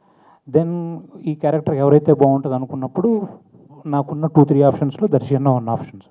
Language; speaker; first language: Telugu; native; Telugu